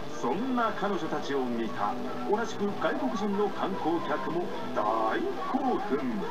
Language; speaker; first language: Japanese; native; Japanese